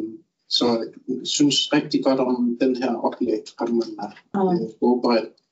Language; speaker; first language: Danish; non-native, local second language; Kalaallisut